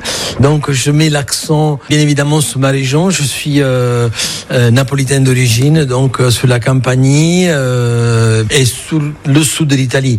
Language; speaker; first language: French; non-native, fluent; Italian